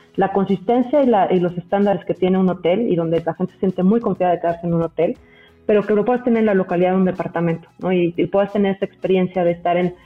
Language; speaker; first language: Spanish; native; Spanish